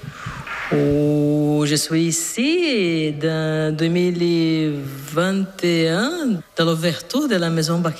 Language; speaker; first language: French; non-native, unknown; Portuguese